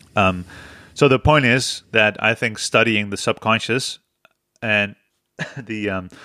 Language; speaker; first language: English; non-native, fluent; Dutch